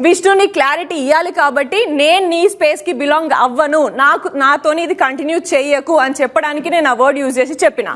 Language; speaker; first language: Telugu; native; Telugu